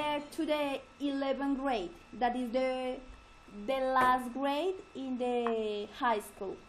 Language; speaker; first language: English; non-native, learner; Spanish